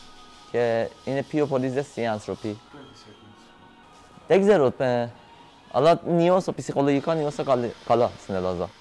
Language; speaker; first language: Greek; non-native, learner; Persian